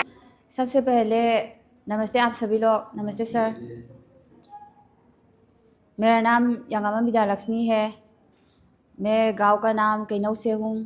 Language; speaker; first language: Hindi; non-native, local second language; Manipuri